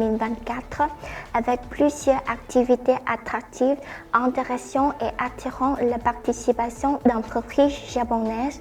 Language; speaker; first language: French; non-native, fluent; Vietnamese